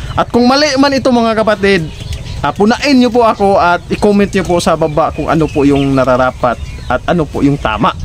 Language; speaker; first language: Filipino; non-native, local second language; Cebuano